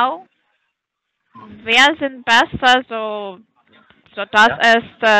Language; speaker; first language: German; non-native, fluent; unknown